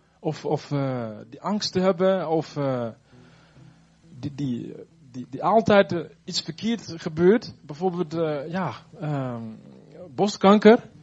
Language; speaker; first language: Dutch; non-native, fluent; Rundi